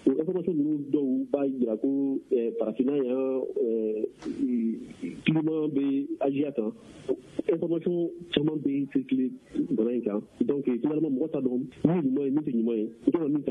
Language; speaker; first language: French; non-native, local second language; Bambara